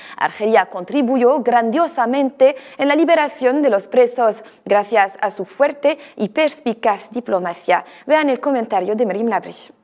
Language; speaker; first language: Spanish; non-native, fluent; Arabic